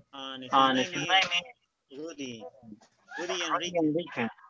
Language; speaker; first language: English; non-native, learner; Spanish